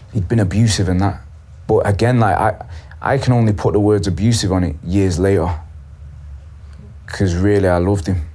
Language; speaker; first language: English; native; English